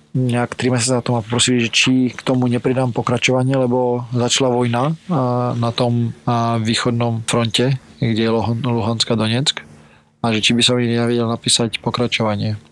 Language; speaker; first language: Slovak; early bilingual, other home language; Ukrainian